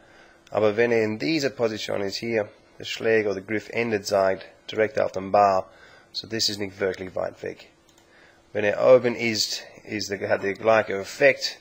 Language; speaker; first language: German; non-native, learner; English